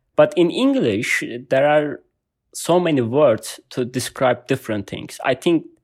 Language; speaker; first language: English; non-native, learner; Turkish